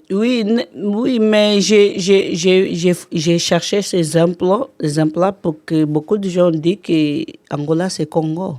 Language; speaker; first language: French; non-native, learner; Portuguese